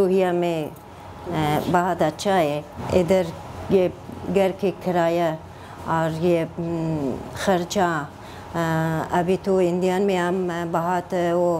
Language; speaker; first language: Hindi; non-native, learner; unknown